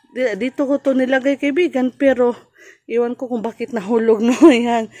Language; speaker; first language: Filipino; non-native, local second language; Cebuano